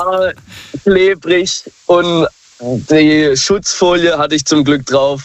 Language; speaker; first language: German; native; German